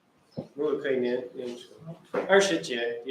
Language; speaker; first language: Chinese; early bilingual, heritage; Chinese